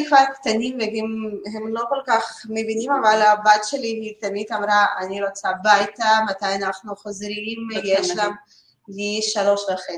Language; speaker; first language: Hebrew; non-native, learner; Russian